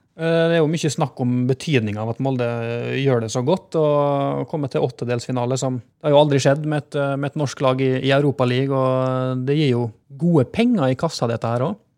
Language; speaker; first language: Norwegian; native; Norwegian